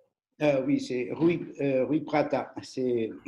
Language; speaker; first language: French; non-native, fluent; Portuguese